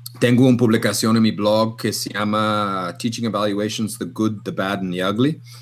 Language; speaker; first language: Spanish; non-native, fluent; English